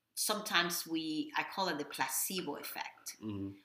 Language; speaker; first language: English; non-native, fluent; Spanish